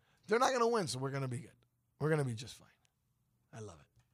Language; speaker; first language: English; early bilingual, other home language; Spanish